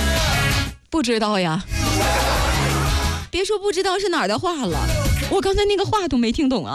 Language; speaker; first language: Chinese; native; Chinese